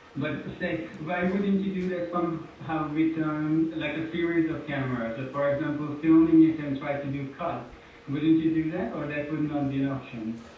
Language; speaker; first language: English; non-native, fluent; Hungarian